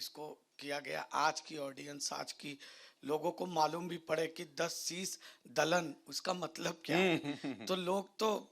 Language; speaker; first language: Hindi; native; Hindi